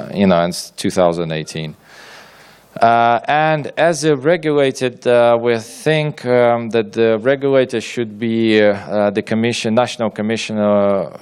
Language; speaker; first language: English; non-native, fluent; Ukrainian